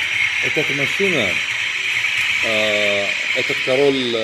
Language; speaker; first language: Russian; non-native, learner; Arabic